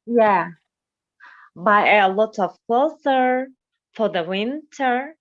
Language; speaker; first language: English; non-native, learner; Russian